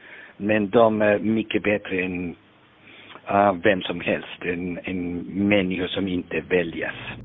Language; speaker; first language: Swedish; non-native, fluent; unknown